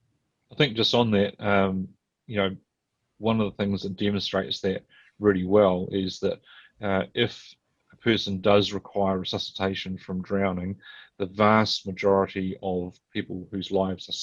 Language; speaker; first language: English; native; English